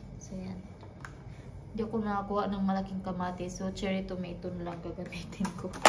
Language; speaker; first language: Filipino; non-native, local second language; Cebuano